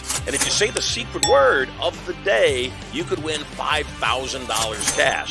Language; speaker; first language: English; native; English